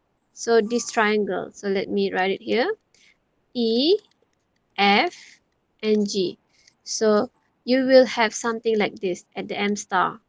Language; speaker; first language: English; non-native, local second language; Malay